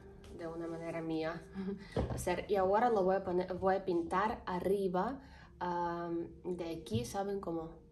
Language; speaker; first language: Spanish; non-native, learner; Ukrainian